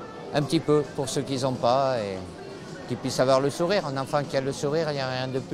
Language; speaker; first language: French; native; French